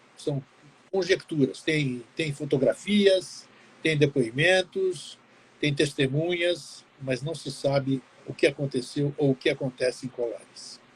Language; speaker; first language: Portuguese; early bilingual, other home language; Greek